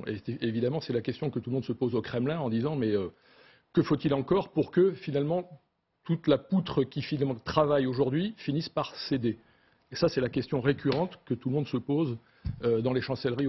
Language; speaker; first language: French; native; French